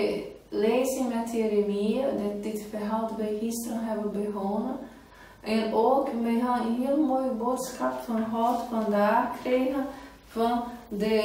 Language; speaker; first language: Dutch; non-native, fluent; Portuguese